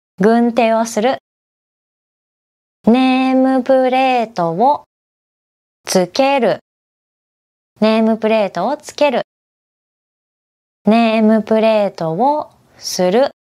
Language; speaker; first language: Japanese; native; Japanese